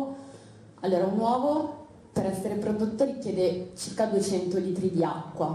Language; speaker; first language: Italian; native; Italian